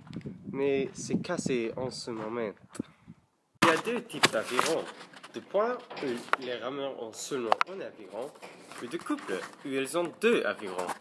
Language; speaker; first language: French; non-native, learner; English